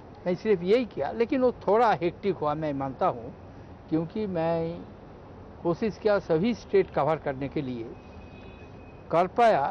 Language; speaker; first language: Hindi; non-native, local second language; Bangla